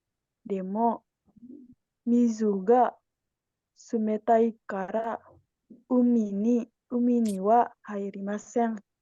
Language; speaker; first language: Japanese; non-native, learner; Indonesian